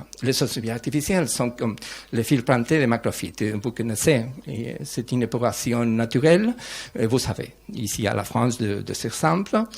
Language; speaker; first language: French; non-native, learner; Spanish